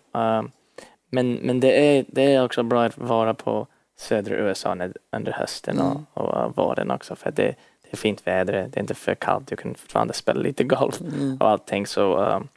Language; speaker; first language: Swedish; early bilingual, heritage; Swedish